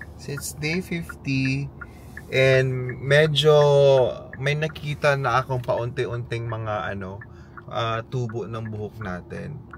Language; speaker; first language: Filipino; native; Filipino